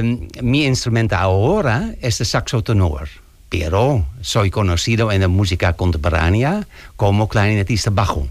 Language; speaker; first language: Spanish; non-native, learner; Dutch